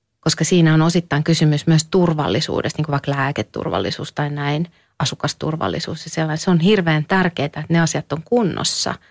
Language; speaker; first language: Finnish; native; Finnish